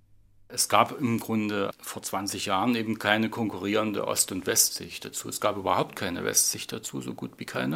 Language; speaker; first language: German; native; German